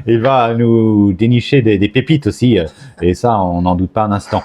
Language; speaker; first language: French; native; French